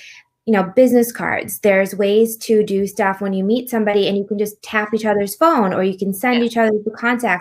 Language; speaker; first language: English; native; English